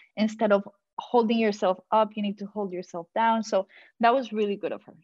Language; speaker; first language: English; non-native, fluent; Spanish